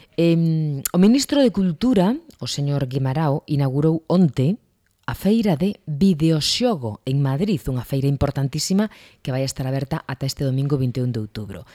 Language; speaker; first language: Galician; non-native, local second language; Spanish